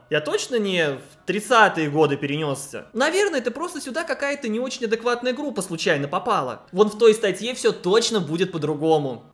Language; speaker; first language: Russian; native; Russian